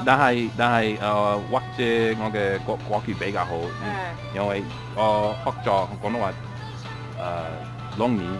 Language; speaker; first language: Cantonese; non-native, learner; English